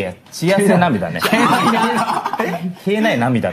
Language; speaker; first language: Japanese; native; Japanese